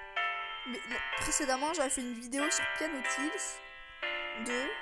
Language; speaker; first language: French; native; French